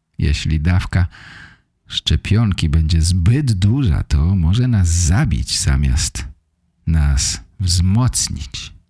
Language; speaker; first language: Polish; native; Polish